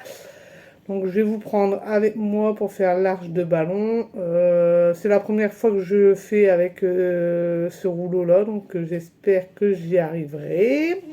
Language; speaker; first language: French; native; French